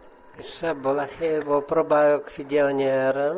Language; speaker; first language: Hungarian; non-native, fluent; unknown